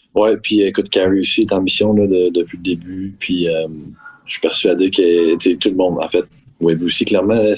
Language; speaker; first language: French; native; French